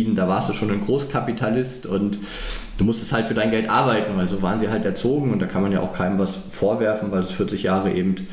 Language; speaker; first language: German; native; German